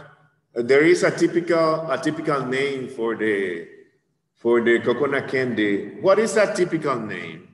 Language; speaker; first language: English; non-native, fluent; Spanish